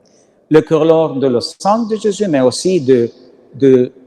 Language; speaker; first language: French; non-native, learner; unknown